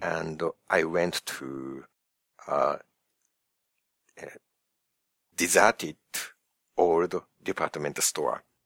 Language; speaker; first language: English; non-native, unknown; Japanese